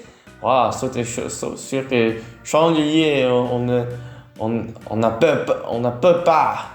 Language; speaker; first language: French; non-native, learner; Vietnamese